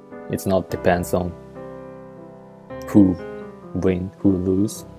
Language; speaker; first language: English; non-native, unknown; Japanese